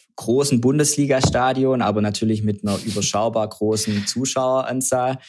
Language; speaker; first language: German; native; German